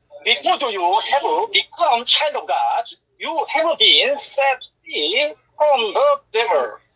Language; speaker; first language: English; non-native, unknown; Korean